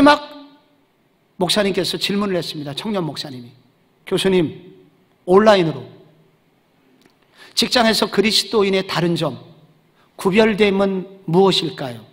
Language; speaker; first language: Korean; native; Korean